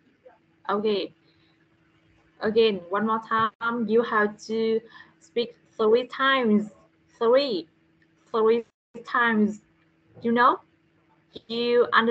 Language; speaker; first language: English; non-native, fluent; Vietnamese